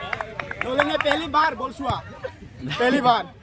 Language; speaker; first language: Hindi; non-native, local second language; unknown